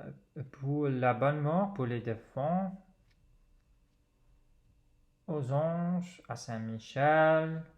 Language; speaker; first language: French; non-native, fluent; English